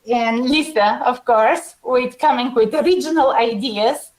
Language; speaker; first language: English; non-native, fluent; Bulgarian